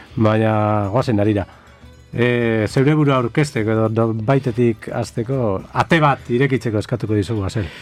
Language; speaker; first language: Basque; native; Basque